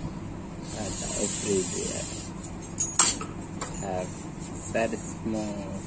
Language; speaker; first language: English; non-native, learner; Indonesian